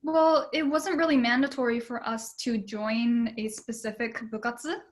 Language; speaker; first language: English; early bilingual, other home language; Japanese